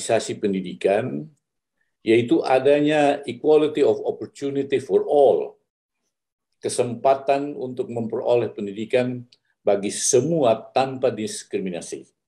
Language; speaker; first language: Malay; native; Malay